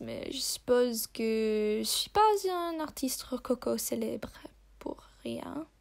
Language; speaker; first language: French; non-native, learner; English